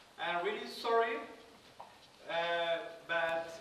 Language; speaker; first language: English; non-native, fluent; Spanish